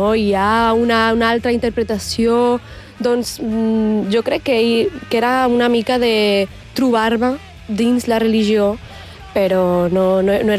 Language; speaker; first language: Catalan; early bilingual, other home language; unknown